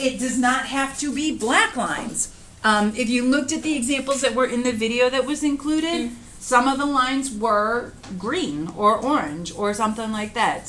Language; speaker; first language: English; native; English